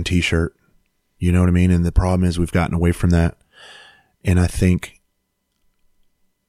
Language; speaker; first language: English; native; English